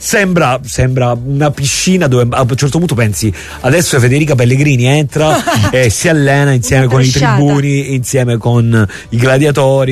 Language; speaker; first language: Italian; native; Italian